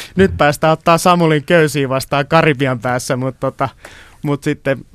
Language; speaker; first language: Finnish; native; Finnish